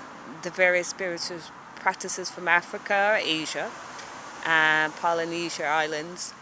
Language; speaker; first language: English; native; English